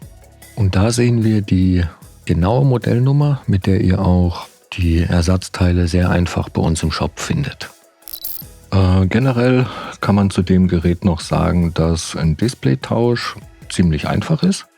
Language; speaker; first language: German; native; German